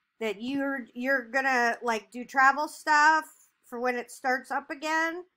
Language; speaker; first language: English; native; English